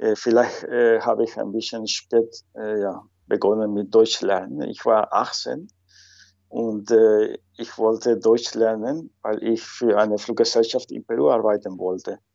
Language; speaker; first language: German; non-native, fluent; Spanish